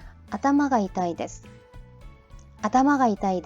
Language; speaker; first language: Japanese; non-native, fluent; Korean